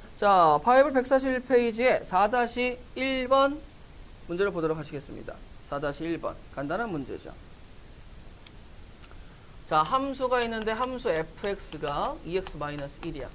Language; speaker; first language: Korean; native; Korean